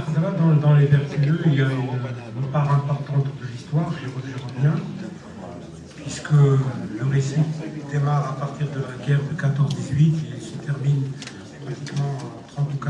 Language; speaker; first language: French; non-native, local second language; Arabic